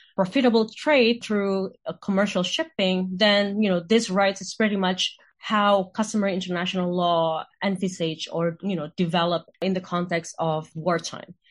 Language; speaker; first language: English; non-native, fluent; Indonesian